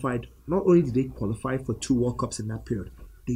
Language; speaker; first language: English; non-native, local second language; Igbo